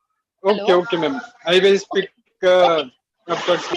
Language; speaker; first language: English; non-native, learner; Hindi